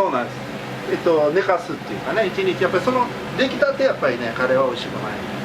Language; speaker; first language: Japanese; native; Japanese